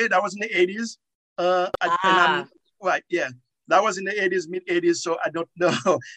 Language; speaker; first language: English; non-native, fluent; Haitian Creole